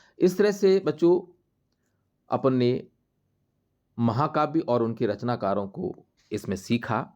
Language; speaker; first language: Hindi; native; Hindi